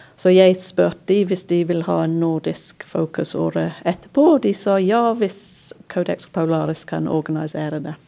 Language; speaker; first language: Norwegian; non-native, fluent; English